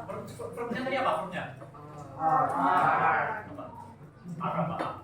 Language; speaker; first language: Indonesian; native; Indonesian